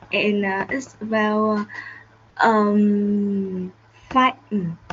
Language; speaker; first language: English; non-native, learner; Vietnamese